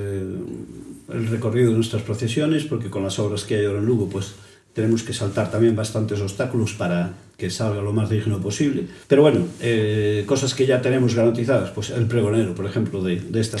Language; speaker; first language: Spanish; native; Spanish